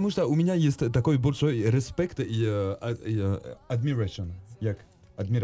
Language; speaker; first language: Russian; non-native, learner; French